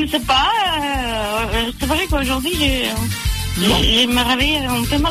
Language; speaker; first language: French; non-native, local second language; Portuguese